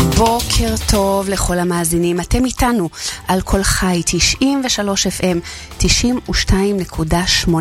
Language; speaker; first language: Hebrew; native; Hebrew